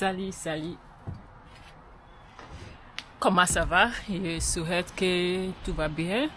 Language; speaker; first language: French; non-native, learner; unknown